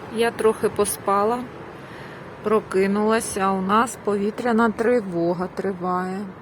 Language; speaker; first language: Ukrainian; non-native, local second language; Russian